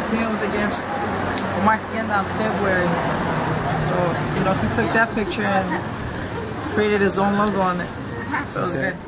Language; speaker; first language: English; early bilingual, other home language; Spanish